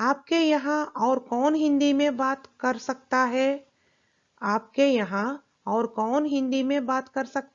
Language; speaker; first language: Hindi; non-native, local second language; Telugu